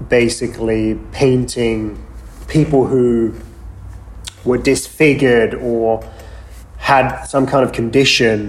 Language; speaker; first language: English; native; English